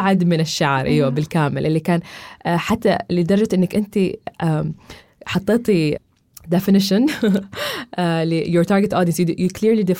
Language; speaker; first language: Arabic; native; Arabic